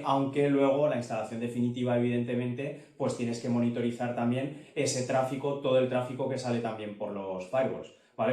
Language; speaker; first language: Spanish; native; Spanish